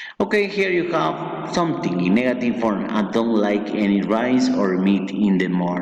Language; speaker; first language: English; non-native, fluent; Spanish